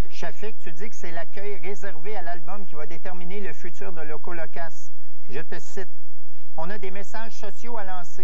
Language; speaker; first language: French; native; French